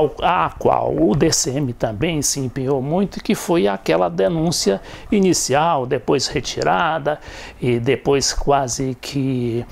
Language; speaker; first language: Portuguese; native; Portuguese